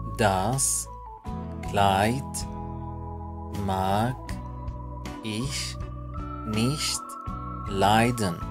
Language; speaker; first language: German; non-native, fluent; Arabic